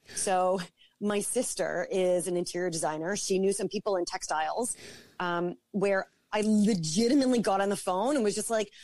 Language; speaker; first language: English; native; English